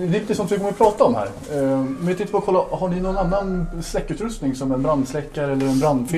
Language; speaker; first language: Swedish; native; Swedish